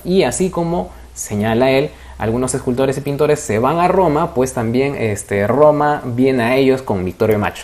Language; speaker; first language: Spanish; native; Spanish